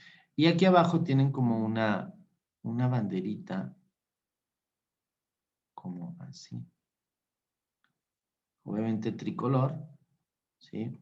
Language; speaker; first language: Spanish; native; Spanish